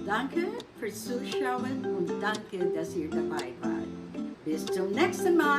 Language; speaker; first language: German; non-native, fluent; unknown